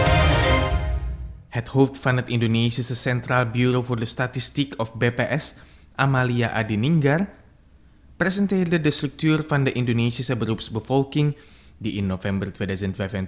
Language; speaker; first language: Dutch; non-native, fluent; Indonesian